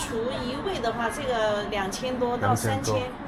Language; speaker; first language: Chinese; native; Chinese